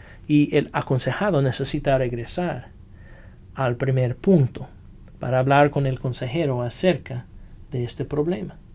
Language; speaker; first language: Spanish; non-native, fluent; English